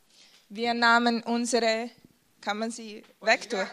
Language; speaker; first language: German; non-native, fluent; Portuguese